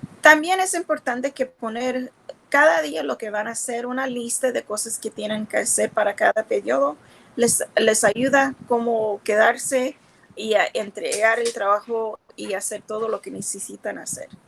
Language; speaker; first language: Spanish; early bilingual, heritage; Spanish